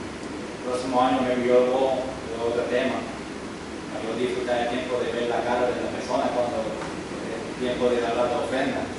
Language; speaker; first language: Spanish; early bilingual, heritage; English